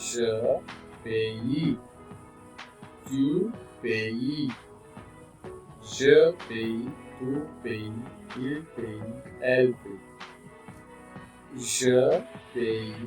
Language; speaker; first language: French; non-native, fluent; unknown